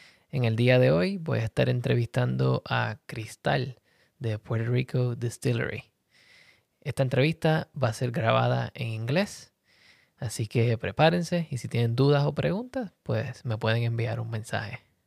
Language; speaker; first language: Spanish; native; Spanish